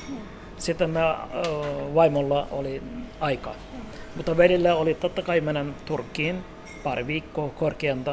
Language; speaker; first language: Finnish; non-native, learner; Turkish